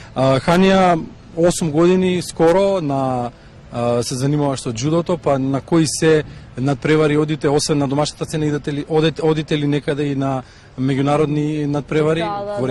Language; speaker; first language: Macedonian; native; Macedonian